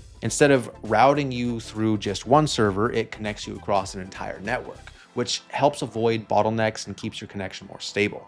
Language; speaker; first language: English; native; English